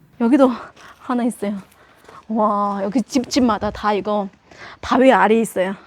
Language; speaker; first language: Korean; non-native, learner; Chinese